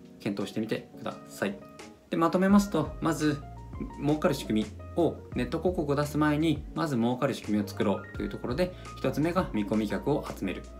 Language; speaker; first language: Japanese; native; Japanese